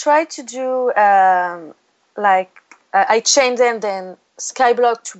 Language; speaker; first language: English; non-native, fluent; French